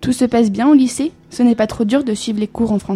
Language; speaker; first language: French; native; French